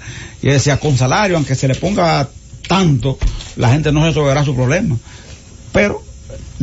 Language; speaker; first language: Spanish; native; Spanish